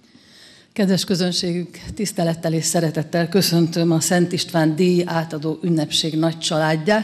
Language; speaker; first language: Hungarian; native; Hungarian